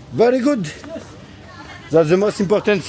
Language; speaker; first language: English; non-native, learner; French